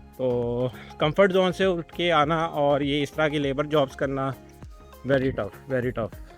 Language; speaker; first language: Urdu; non-native, local second language; Punjabi